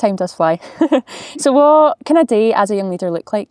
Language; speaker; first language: English; native; English